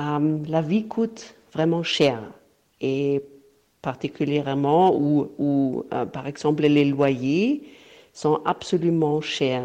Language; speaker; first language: French; non-native, fluent; German